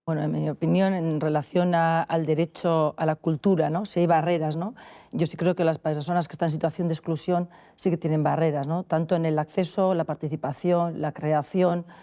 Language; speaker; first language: Spanish; native; Spanish